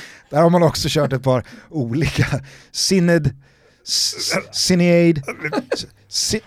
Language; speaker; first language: Swedish; native; Swedish